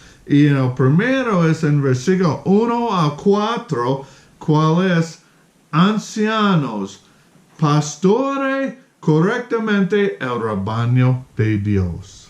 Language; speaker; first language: Spanish; non-native, fluent; English